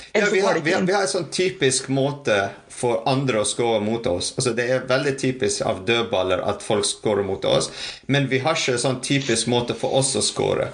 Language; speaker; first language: Norwegian; non-native, fluent; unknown